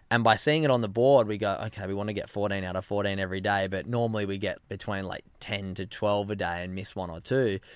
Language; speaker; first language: English; native; English